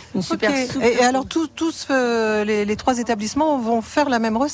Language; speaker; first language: French; native; French